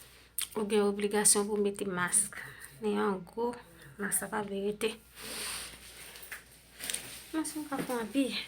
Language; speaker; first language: French; non-native, local second language; Haitian Creole